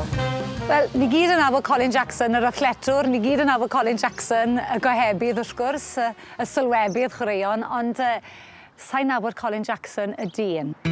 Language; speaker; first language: Welsh; native; Welsh